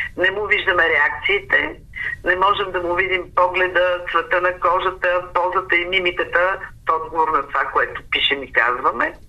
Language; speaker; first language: Bulgarian; native; Bulgarian